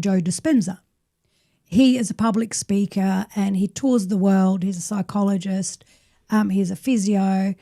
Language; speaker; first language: English; native; English